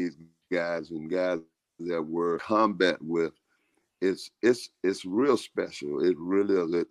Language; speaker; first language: English; native; English